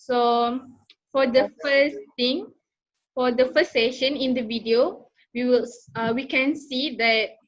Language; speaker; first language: English; non-native, learner; Malay